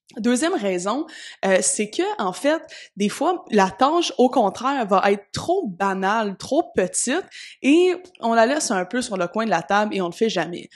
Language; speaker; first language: French; native; French